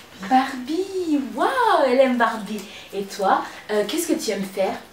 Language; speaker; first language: French; non-native, local second language; Kinyarwanda